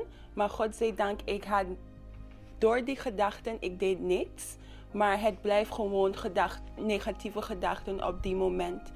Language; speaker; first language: Dutch; non-native, local second language; English